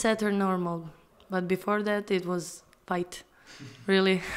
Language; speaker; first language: English; non-native, fluent; Serbian